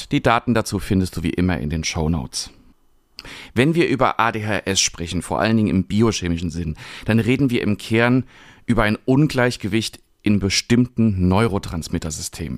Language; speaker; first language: German; native; German